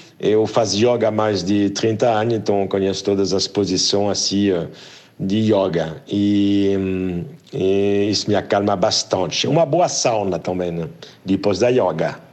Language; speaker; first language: Portuguese; non-native, fluent; French